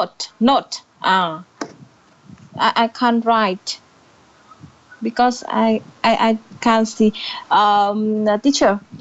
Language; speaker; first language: English; non-native, learner; Vietnamese